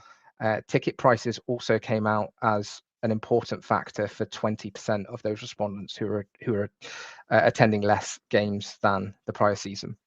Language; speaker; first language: English; native; English